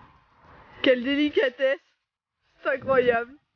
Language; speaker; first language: French; native; French